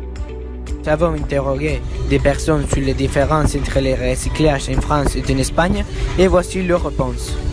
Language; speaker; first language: French; non-native, learner; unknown